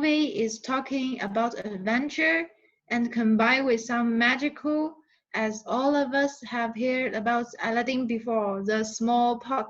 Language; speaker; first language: English; non-native, learner; Chinese